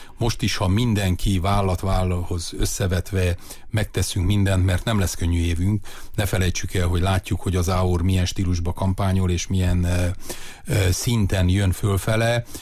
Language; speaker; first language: Hungarian; native; Hungarian